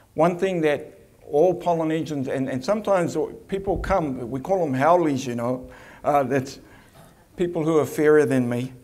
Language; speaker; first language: English; native; English